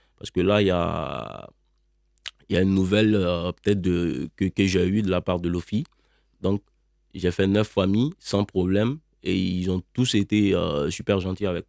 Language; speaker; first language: French; non-native, local second language; Bambara